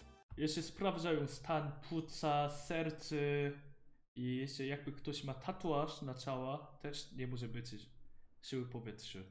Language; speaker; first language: Polish; non-native, learner; Korean